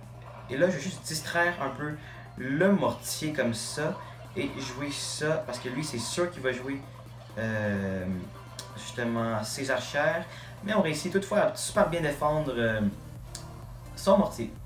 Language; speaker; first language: French; native; French